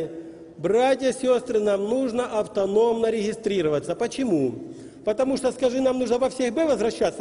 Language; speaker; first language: Russian; native; Russian